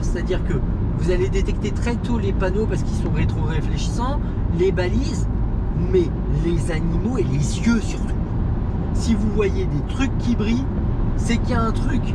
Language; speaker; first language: French; native; French